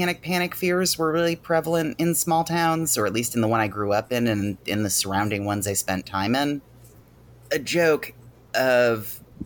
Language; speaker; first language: English; native; English